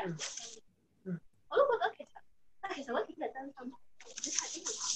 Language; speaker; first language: Cantonese; native; Cantonese